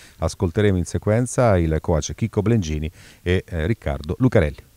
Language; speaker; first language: Italian; native; Italian